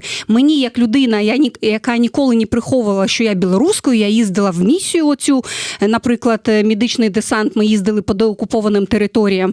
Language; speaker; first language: Ukrainian; non-native, fluent; Russian